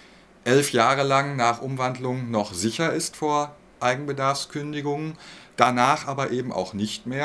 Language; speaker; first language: German; native; German